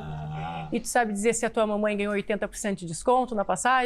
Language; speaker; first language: Portuguese; native; Portuguese